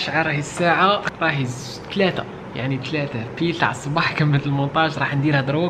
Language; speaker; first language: Arabic; native; Arabic